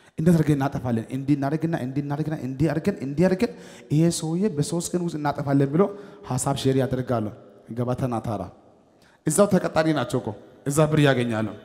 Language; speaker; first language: Amharic; non-native, local second language; Wolaytta